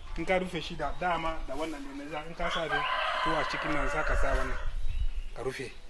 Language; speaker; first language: Hausa; non-native, local second language; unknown